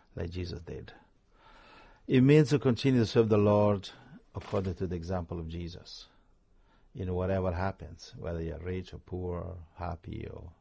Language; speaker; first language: English; non-native, fluent; Italian